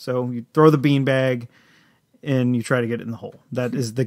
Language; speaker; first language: English; native; English